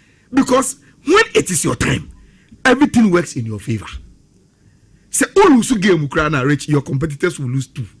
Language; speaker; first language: English; non-native, local second language; Akan